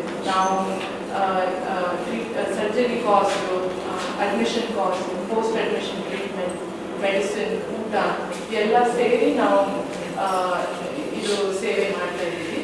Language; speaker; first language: Kannada; non-native, fluent; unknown